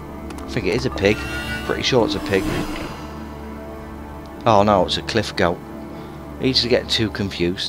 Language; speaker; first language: English; native; English